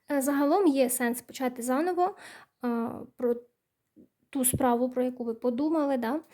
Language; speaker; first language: Ukrainian; non-native, local second language; Russian